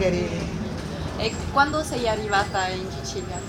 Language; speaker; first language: Italian; non-native, learner; French